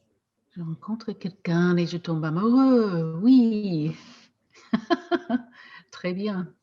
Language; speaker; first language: French; non-native, fluent; English